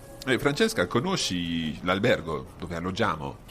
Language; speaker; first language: Italian; non-native, fluent; English